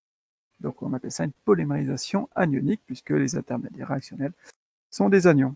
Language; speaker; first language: French; native; French